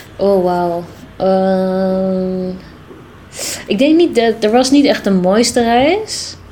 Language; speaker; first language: Dutch; early bilingual, other home language; Tigrinya